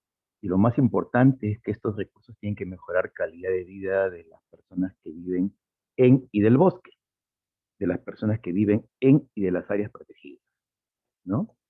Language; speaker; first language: Spanish; native; Spanish